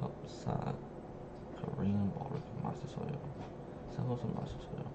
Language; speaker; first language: Korean; non-native, learner; English